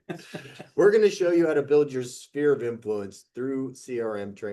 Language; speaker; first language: English; native; English